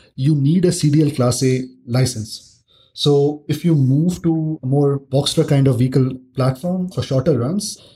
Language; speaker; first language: English; non-native, local second language; Hindi